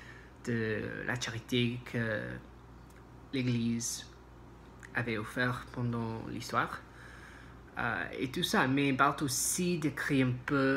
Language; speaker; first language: French; non-native, learner; English